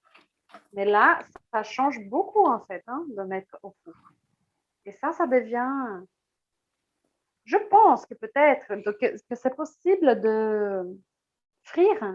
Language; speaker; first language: French; non-native, fluent; Portuguese